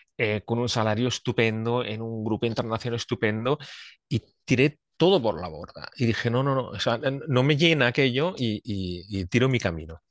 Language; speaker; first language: Spanish; non-native, fluent; Swiss German